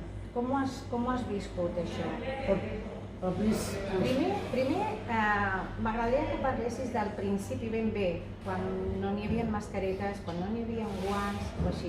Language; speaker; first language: Catalan; native; Catalan